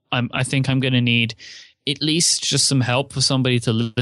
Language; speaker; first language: English; native; English